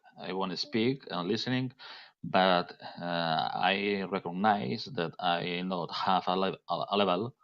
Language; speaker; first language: English; non-native, learner; Catalan